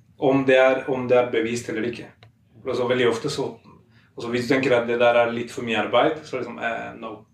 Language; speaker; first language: Norwegian; non-native, fluent; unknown